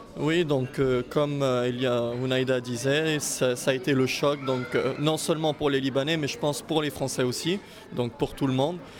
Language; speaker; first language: French; non-native, local second language; Arabic